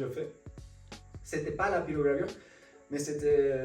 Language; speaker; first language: French; non-native, fluent; Spanish